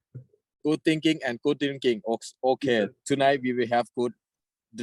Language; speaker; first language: English; non-native, fluent; Thai